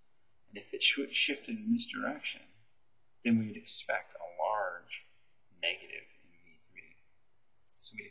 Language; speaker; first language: English; native; English